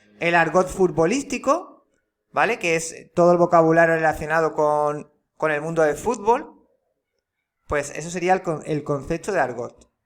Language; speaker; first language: Spanish; native; Spanish